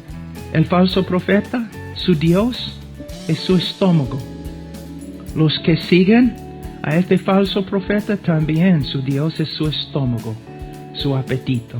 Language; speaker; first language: Spanish; non-native, fluent; English